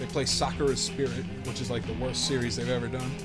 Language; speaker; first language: English; native; English